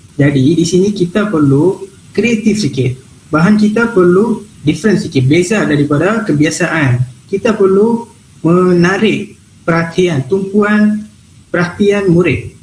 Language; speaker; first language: Malay; non-native, local second language; Tamil